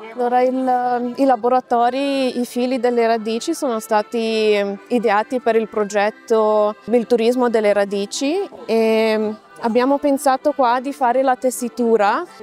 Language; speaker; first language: Italian; non-native, fluent; Lithuanian